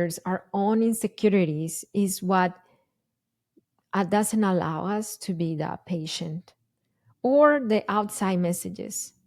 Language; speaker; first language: English; non-native, fluent; Spanish